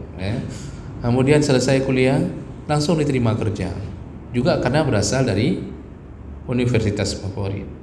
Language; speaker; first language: Malay; non-native, local second language; Achinese